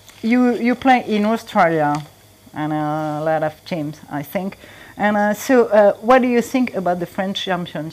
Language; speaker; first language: English; non-native, learner; French